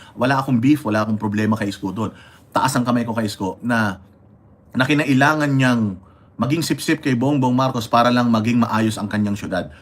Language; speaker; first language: Filipino; non-native, local second language; Iloko